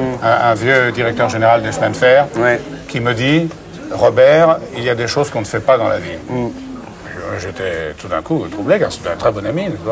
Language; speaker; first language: French; native; French